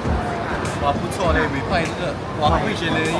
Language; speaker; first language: Chinese; native; Chinese